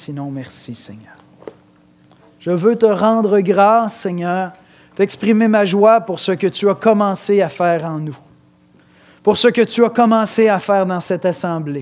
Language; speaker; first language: French; native; French